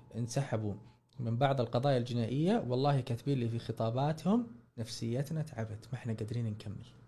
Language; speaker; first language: Arabic; native; Arabic